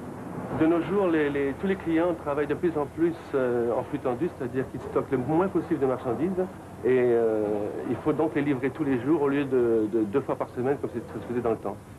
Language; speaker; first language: French; native; French